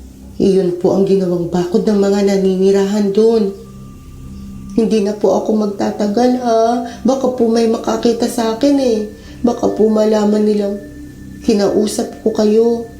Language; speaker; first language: Filipino; native; Filipino